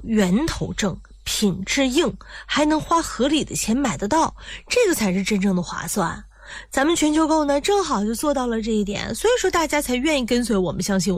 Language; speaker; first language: Chinese; native; Chinese